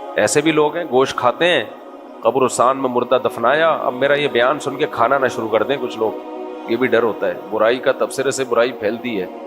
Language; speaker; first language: Urdu; native; Urdu